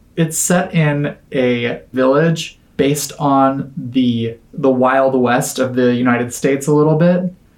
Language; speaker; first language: English; native; English